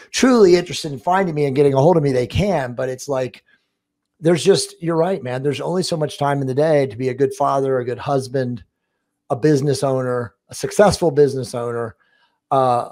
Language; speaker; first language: English; native; English